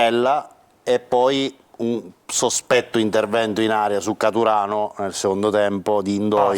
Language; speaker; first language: Italian; native; Italian